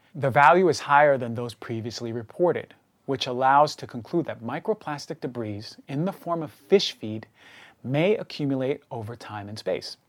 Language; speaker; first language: English; native; English